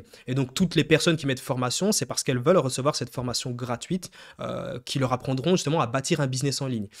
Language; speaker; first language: French; native; French